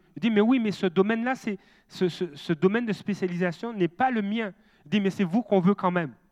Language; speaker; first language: French; native; French